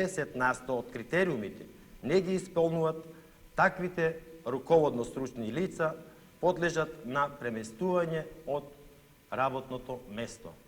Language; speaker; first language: Macedonian; native; Macedonian